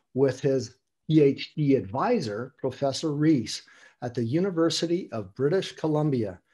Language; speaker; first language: English; native; English